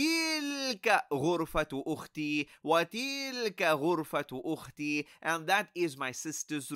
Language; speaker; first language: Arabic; non-native, fluent; English